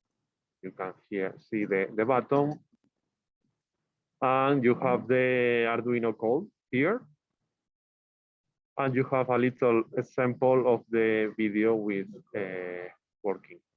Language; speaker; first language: English; non-native, learner; Spanish